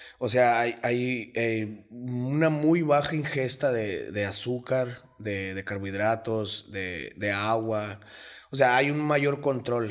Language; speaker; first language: Spanish; native; Spanish